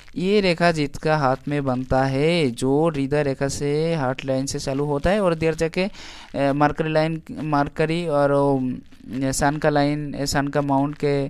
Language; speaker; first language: Hindi; non-native, local second language; Bangla